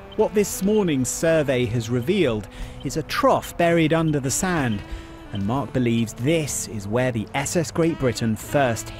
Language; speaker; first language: English; native; English